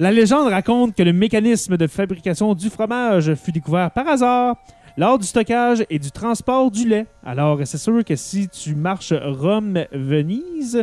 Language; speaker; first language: French; native; French